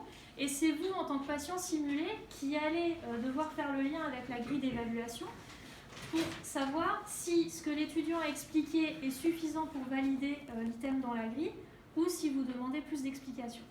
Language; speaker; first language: French; native; French